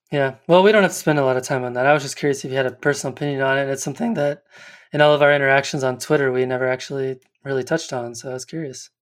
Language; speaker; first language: English; native; English